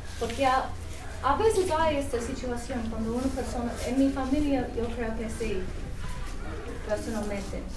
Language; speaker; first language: Spanish; non-native, learner; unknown